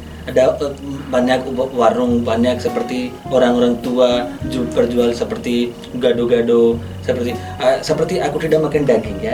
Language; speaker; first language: Indonesian; non-native, learner; Hindi